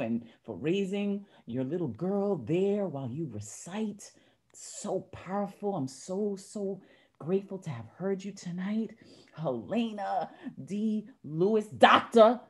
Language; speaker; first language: English; early bilingual, other home language; Spanish